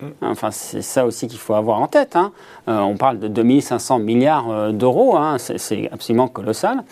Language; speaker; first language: French; native; French